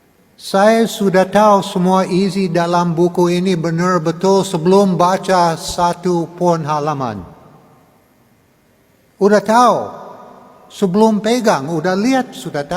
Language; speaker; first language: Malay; non-native, learner; English